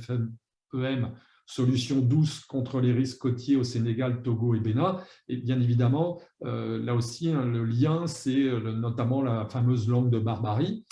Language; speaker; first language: French; native; French